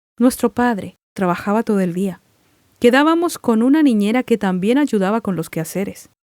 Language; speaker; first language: Spanish; non-native, local second language; Guarani